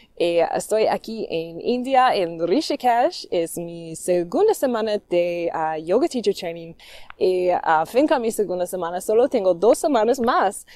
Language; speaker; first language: Spanish; non-native, learner; English